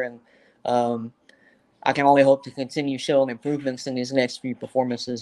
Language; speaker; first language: English; native; English